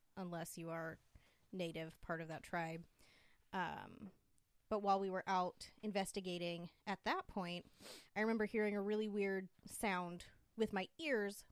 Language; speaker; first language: English; native; English